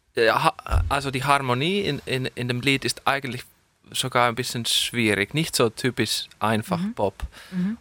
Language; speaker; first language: German; non-native, fluent; Finnish